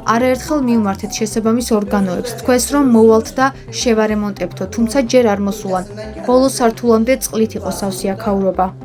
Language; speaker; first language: Georgian; non-native, local second language; Azerbaijani